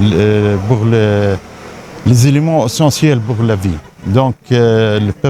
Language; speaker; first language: French; non-native, learner; Arabic